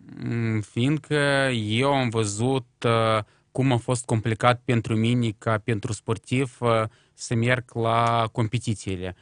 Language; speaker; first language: Romanian; non-native, local second language; Russian